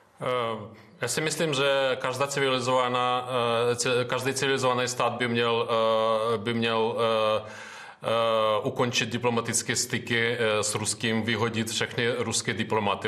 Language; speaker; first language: Czech; non-native, fluent; Ukrainian